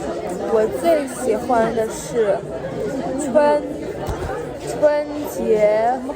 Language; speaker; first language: Chinese; non-native, learner; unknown